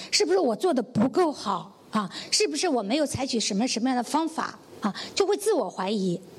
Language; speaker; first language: Chinese; native; Chinese